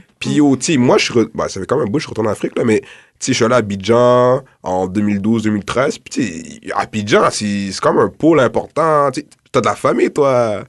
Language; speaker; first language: French; early bilingual, other home language; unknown